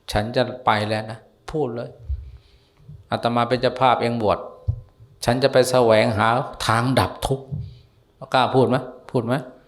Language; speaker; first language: Thai; native; Thai